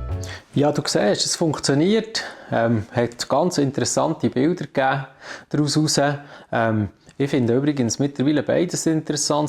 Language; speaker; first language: German; native; German